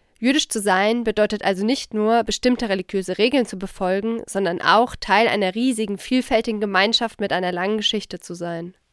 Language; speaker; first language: German; native; German